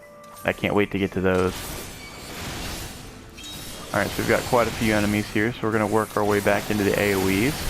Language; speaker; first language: English; native; English